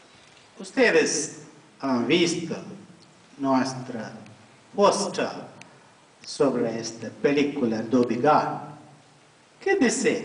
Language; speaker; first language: Spanish; non-native, fluent; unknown